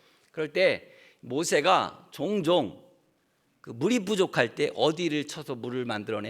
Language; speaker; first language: Korean; native; Korean